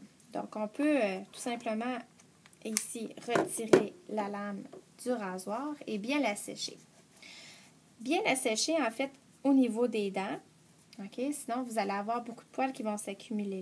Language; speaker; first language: French; native; French